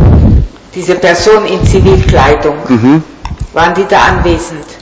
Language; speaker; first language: German; non-native, fluent; Italian